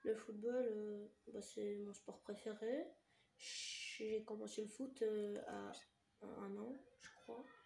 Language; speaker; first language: French; early bilingual, other home language; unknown